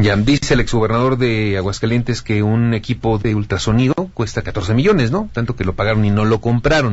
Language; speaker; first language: Spanish; native; Spanish